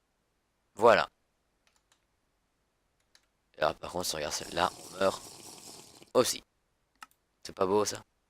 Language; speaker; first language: French; native; French